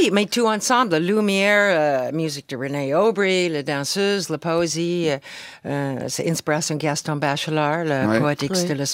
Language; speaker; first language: French; non-native, fluent; English